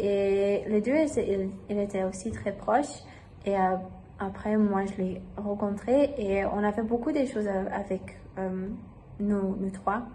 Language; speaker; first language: French; non-native, learner; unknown